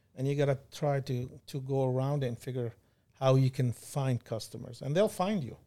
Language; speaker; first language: English; non-native, fluent; Arabic